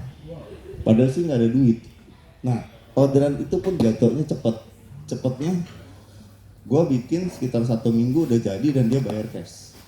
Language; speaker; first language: Indonesian; native; Indonesian